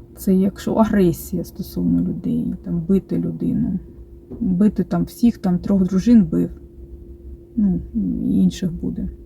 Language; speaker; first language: Ukrainian; non-native, local second language; Russian